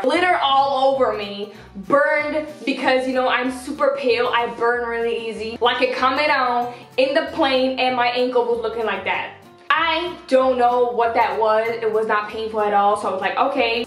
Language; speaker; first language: English; non-native, fluent; Dutch